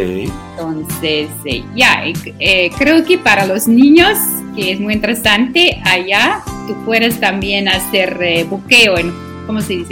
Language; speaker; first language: Spanish; non-native, learner; Afrikaans